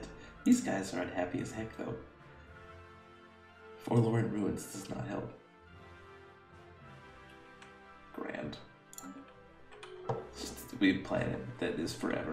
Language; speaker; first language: English; native; English